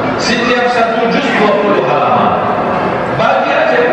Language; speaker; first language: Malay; non-native, fluent; Arabic